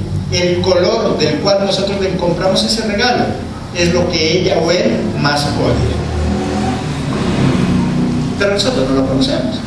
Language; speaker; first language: Spanish; native; Spanish